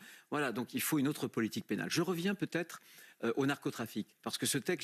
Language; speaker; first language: French; native; French